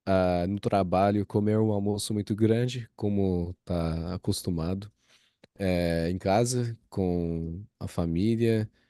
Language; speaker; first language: Portuguese; non-native, fluent; English